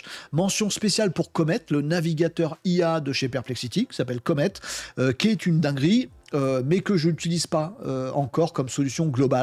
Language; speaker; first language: French; native; French